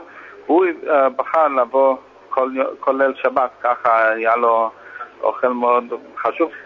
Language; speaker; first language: Hebrew; non-native, fluent; English